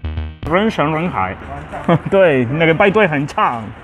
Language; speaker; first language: Chinese; non-native, learner; Spanish